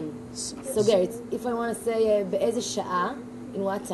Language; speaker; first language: English; non-native, fluent; Hebrew